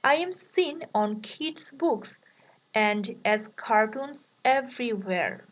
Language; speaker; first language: English; non-native, local second language; Bangla